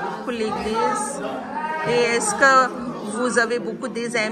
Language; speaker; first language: French; non-native, learner; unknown